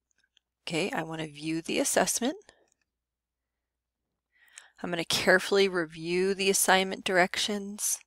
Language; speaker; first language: English; native; English